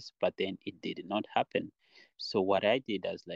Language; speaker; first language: English; non-native, local second language; Nyankole